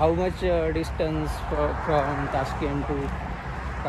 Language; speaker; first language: English; non-native, learner; Hindi